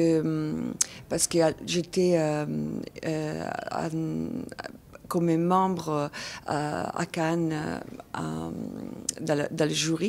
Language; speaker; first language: French; non-native, fluent; Italian